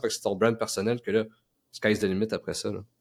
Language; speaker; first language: French; native; French